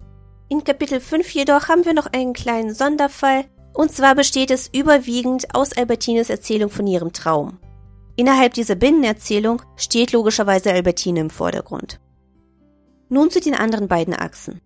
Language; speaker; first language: German; native; German